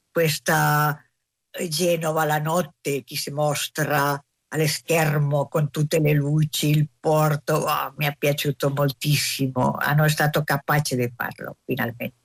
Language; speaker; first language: Italian; non-native, learner; Spanish